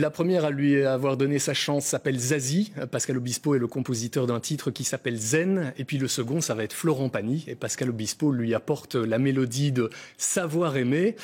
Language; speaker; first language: French; native; French